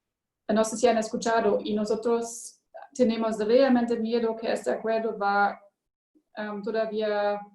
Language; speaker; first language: Spanish; non-native, learner; German